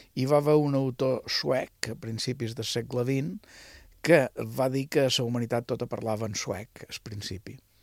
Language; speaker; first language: Catalan; native; Catalan